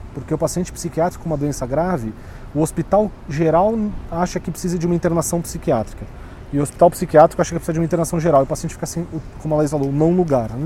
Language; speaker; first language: Portuguese; native; Portuguese